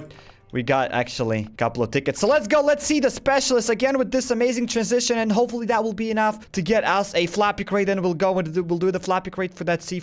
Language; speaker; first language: English; non-native, fluent; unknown